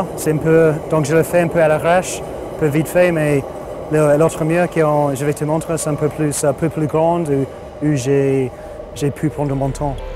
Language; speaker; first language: French; non-native, fluent; English